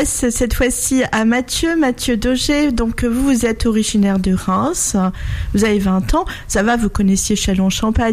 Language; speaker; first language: French; native; French